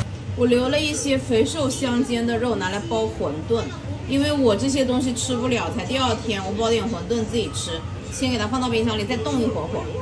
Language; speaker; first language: Chinese; native; Chinese